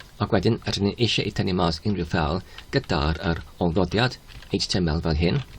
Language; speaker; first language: Welsh; non-native, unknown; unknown